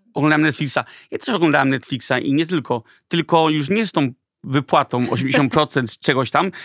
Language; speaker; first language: Polish; early bilingual, heritage; Polish